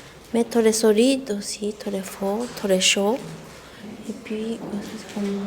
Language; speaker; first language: French; non-native, learner; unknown